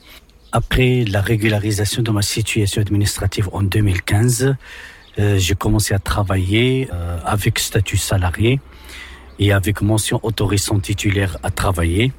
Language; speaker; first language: French; non-native, local second language; Arabic